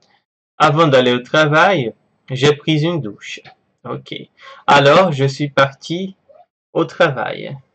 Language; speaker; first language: French; non-native, fluent; Portuguese